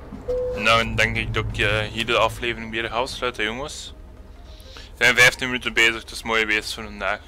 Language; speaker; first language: Dutch; native; Dutch